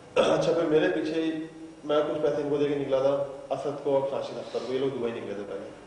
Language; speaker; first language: Urdu; native; Urdu